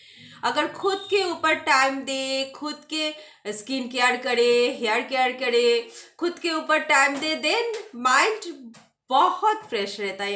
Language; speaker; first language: Hindi; non-native, local second language; Bangla